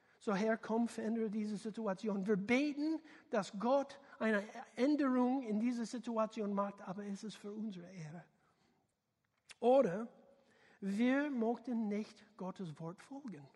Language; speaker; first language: German; non-native, learner; English